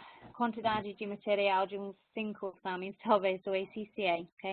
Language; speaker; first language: Portuguese; non-native, fluent; English